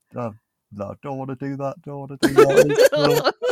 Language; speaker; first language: English; native; English